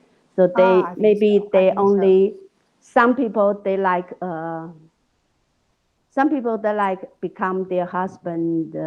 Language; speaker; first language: English; non-native, learner; Chinese